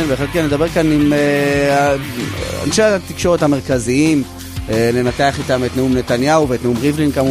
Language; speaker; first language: Hebrew; native; Hebrew